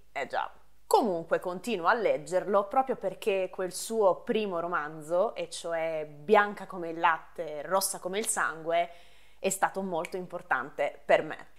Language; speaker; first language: Italian; native; Italian